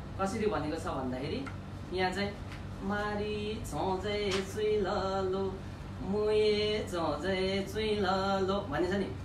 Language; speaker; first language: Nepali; non-native, local second language; Gurung